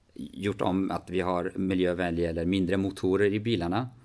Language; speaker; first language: Swedish; early bilingual, other home language; Arabic